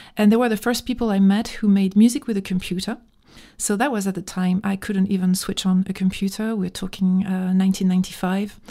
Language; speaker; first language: English; non-native, fluent; French